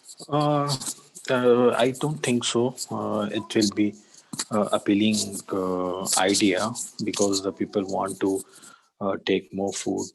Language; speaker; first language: English; non-native, learner; Urdu